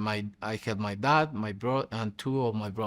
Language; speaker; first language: English; non-native, fluent; Spanish